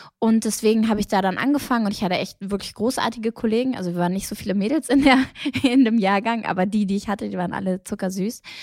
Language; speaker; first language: German; early bilingual, other home language; Greek